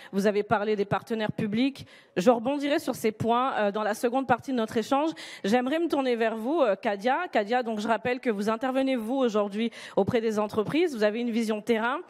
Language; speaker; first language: French; native; French